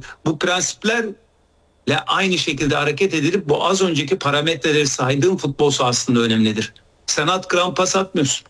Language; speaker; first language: Turkish; native; Turkish